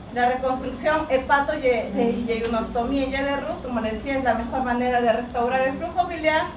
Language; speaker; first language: Spanish; native; Spanish